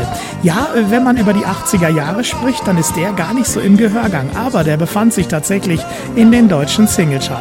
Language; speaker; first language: German; native; German